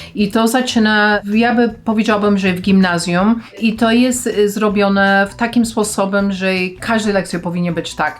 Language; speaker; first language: Polish; early bilingual, heritage; Polish